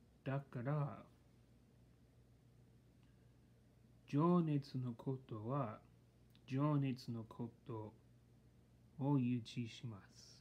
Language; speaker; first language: Japanese; non-native, learner; English